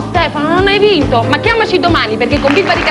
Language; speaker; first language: Italian; native; Italian